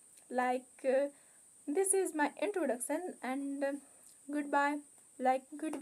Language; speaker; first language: English; non-native, local second language; Hindi